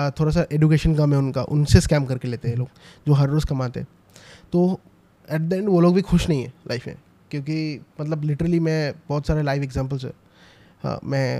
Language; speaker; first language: Hindi; non-native, local second language; Assamese